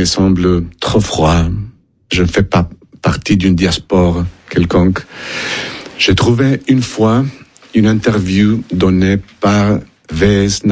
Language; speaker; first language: French; non-native, fluent; Spanish